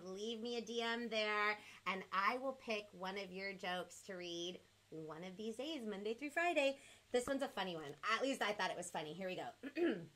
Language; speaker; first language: English; early bilingual, other home language; Spanish